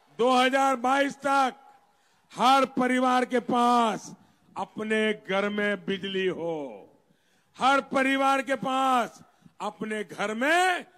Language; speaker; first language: Hindi; non-native, local second language; Gujarati